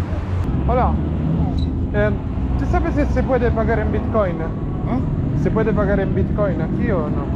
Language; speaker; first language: Spanish; non-native, learner; Italian